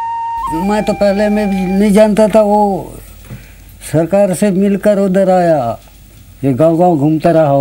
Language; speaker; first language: Hindi; non-native, local second language; Gondi